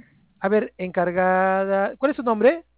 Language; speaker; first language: Spanish; native; Spanish